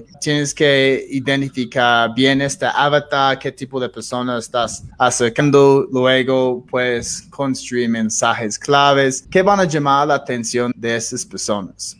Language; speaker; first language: Spanish; non-native, fluent; English